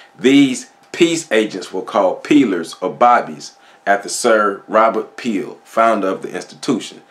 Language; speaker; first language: English; native; English